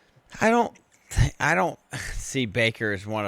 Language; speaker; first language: English; native; English